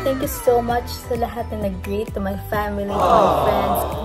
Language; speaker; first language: Filipino; native; Filipino